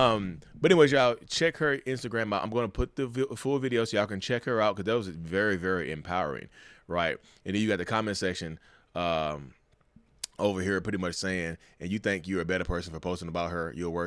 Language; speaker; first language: English; native; English